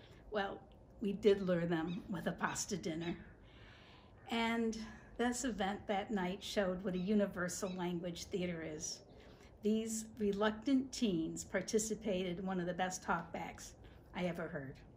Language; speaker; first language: English; native; English